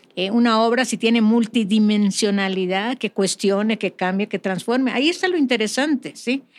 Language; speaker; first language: Spanish; native; Spanish